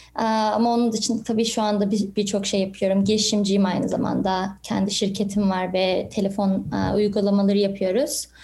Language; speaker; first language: Turkish; early bilingual, heritage; Turkish